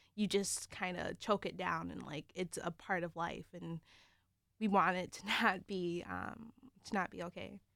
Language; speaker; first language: English; native; English